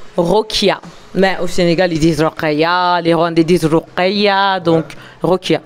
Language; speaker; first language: French; non-native, local second language; Lingala